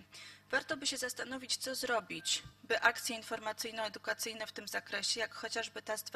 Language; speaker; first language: Polish; native; Polish